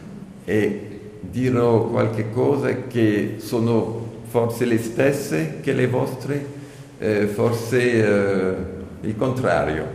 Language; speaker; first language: Italian; non-native, learner; French